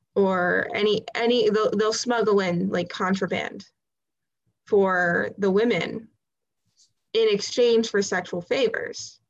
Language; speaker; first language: English; native; English